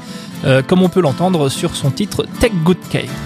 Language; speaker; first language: French; native; French